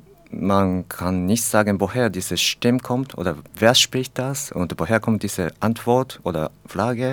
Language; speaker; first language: German; non-native, learner; Japanese